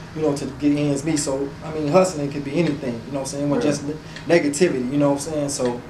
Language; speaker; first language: English; native; English